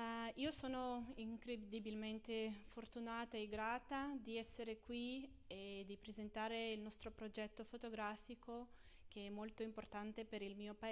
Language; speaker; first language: Italian; non-native, fluent; Ukrainian